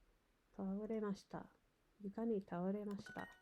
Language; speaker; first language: Japanese; non-native, learner; English